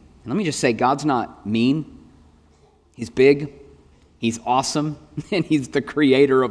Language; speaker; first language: English; native; English